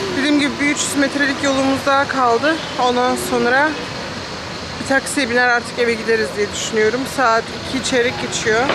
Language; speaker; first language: Turkish; early bilingual, heritage; Turkish